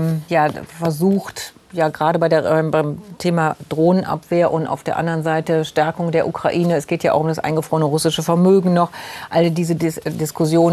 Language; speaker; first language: German; native; German